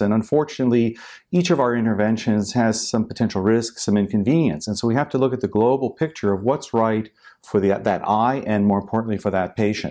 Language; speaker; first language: English; native; English